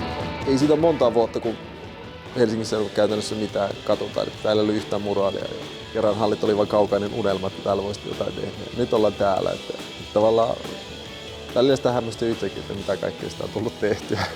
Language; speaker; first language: Finnish; native; Finnish